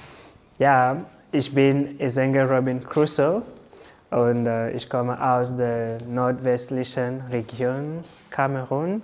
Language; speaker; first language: German; non-native, learner; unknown